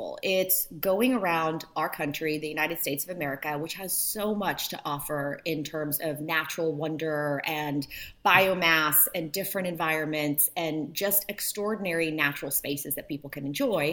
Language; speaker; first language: English; early bilingual, other home language; Polish